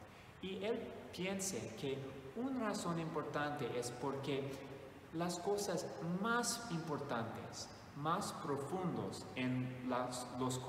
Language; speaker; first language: Spanish; non-native, fluent; English